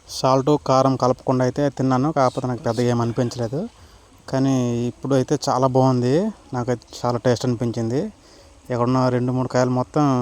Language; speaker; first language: Telugu; non-native, local second language; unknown